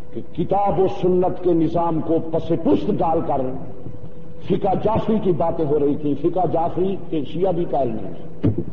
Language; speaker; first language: Urdu; non-native, local second language; Saraiki